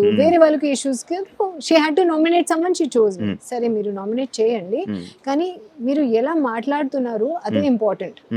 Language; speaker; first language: Telugu; native; Telugu